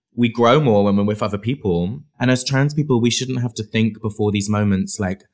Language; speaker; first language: English; native; English